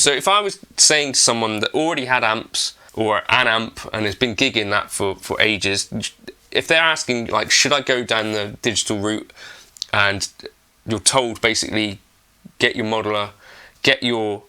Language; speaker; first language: English; native; English